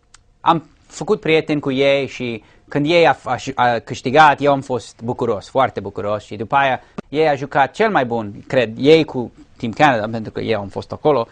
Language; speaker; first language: Romanian; early bilingual, heritage; English